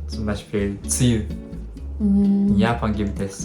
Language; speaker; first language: German; non-native, learner; Japanese